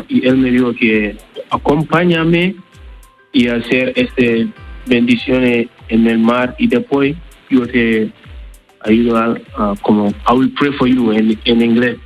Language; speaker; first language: Spanish; non-native, learner; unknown